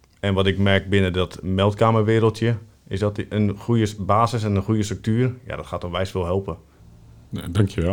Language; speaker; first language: Dutch; native; Dutch